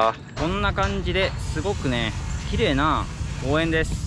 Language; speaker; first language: Japanese; native; Japanese